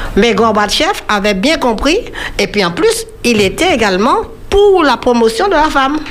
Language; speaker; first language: French; native; French